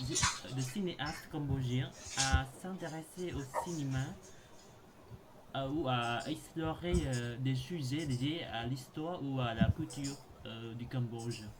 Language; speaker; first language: French; non-native, learner; Khmer